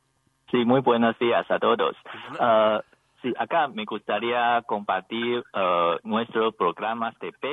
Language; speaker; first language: Spanish; non-native, learner; Chinese